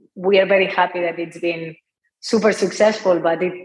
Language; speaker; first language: English; non-native, fluent; Spanish